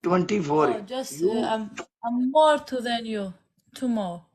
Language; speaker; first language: English; non-native, learner; Arabic